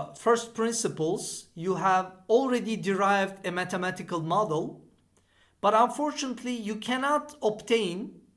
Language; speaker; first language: English; non-native, fluent; Turkish